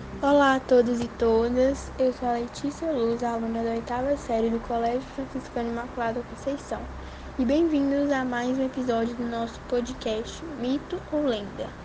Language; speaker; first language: Portuguese; native; Portuguese